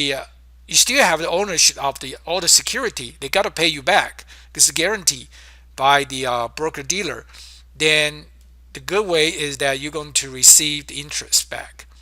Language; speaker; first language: English; non-native, fluent; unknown